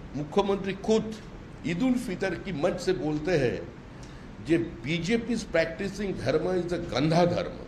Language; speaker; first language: Hindi; non-native, local second language; Bangla